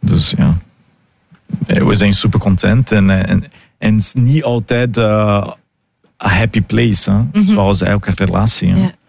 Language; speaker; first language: Dutch; non-native, learner; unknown